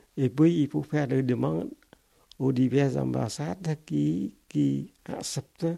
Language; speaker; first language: French; non-native, fluent; Khmer